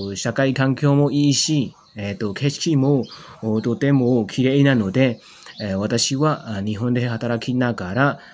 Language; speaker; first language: Japanese; non-native, learner; Burmese